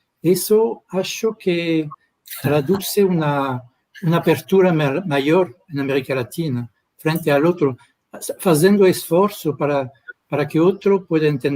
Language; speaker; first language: Portuguese; non-native, fluent; French